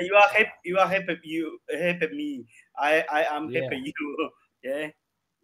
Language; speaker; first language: English; non-native, learner; Chinese